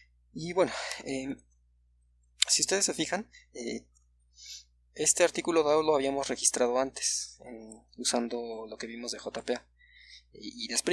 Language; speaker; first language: Spanish; native; Spanish